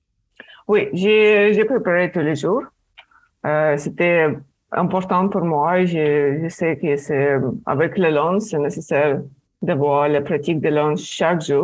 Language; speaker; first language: French; non-native, fluent; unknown